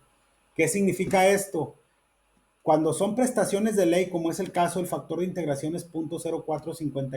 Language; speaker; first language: Spanish; native; Spanish